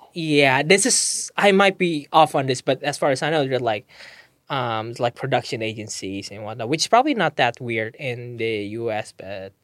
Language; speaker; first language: English; non-native, fluent; Indonesian